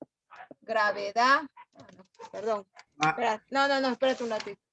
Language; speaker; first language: Spanish; native; Spanish